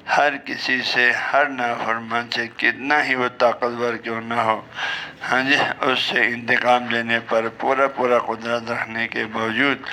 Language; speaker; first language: Urdu; non-native, local second language; Balti